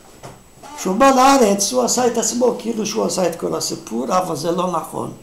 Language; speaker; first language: Hebrew; non-native, fluent; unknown